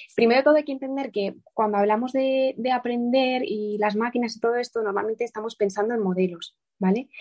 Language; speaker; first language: Spanish; native; Spanish